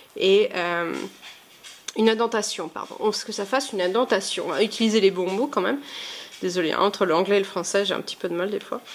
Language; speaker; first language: French; native; French